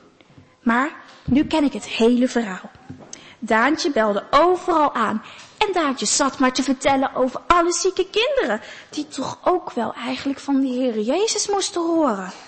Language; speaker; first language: Dutch; native; Dutch